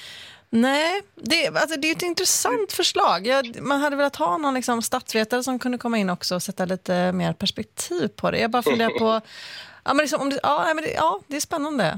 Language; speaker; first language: Swedish; native; Swedish